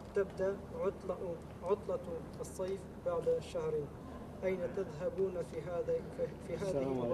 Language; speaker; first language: Arabic; non-native, learner; French